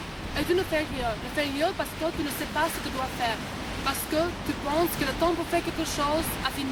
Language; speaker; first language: French; non-native, learner; Albanian